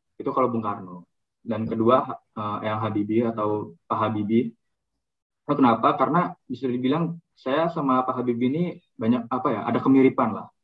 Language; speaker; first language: Indonesian; native; Indonesian